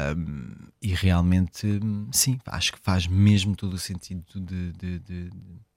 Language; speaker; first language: Portuguese; early bilingual, heritage; French